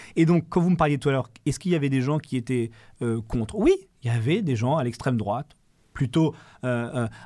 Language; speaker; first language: French; native; French